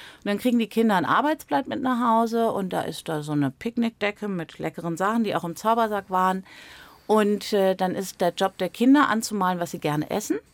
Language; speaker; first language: German; native; German